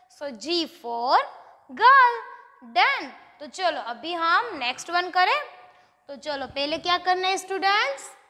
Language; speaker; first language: Hindi; non-native, local second language; Gujarati